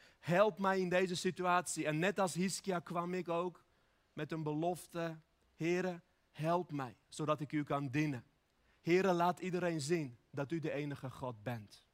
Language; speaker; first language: Dutch; early bilingual, other home language; Armenian